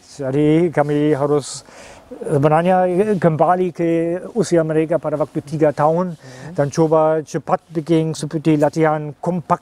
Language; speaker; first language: Indonesian; non-native, fluent; German